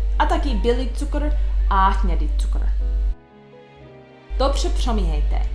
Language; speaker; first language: Czech; non-native, learner; English